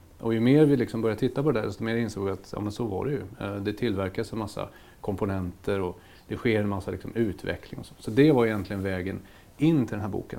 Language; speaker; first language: Swedish; native; Swedish